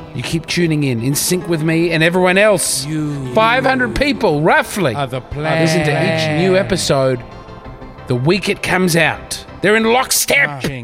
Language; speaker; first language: English; native; English